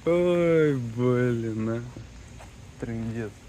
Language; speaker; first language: Russian; native; Russian